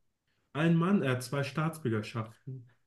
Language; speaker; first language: German; native; German